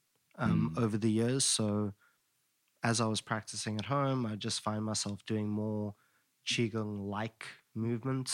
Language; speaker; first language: English; native; English